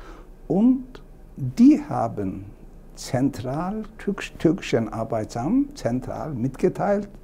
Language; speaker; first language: German; non-native, fluent; Turkish